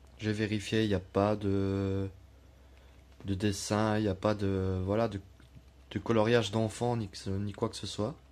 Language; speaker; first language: French; native; French